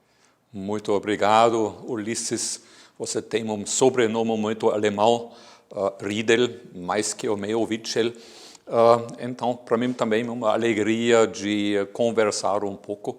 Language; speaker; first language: Portuguese; non-native, fluent; German